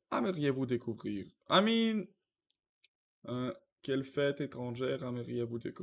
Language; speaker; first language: French; non-native, learner; Russian